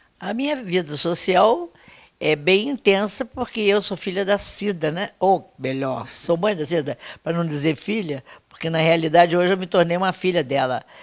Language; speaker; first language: Portuguese; native; Portuguese